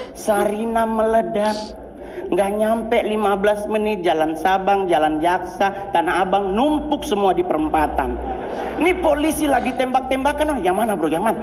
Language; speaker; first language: Indonesian; native; Indonesian